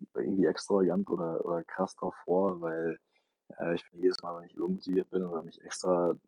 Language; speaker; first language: German; early bilingual, other home language; Russian